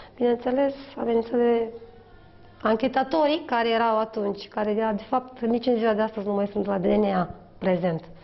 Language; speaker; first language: Romanian; native; Romanian